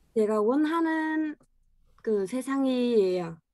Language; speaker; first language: Korean; non-native, fluent; Vietnamese